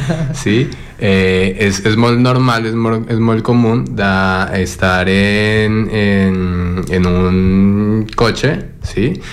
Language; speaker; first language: Catalan; non-native, learner; Spanish